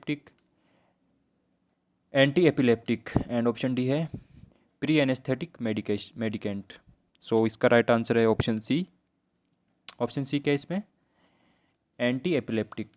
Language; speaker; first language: Hindi; native; Hindi